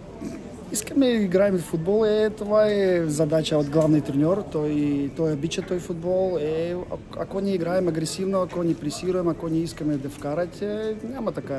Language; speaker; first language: Bulgarian; non-native, learner; Russian